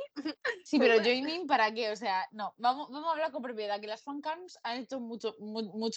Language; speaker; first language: Spanish; native; Spanish